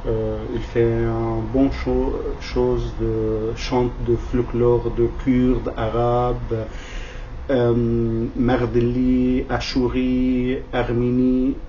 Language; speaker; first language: French; non-native, learner; Kurdish